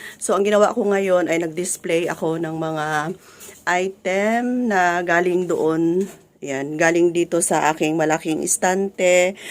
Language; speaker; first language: Filipino; non-native, local second language; Cebuano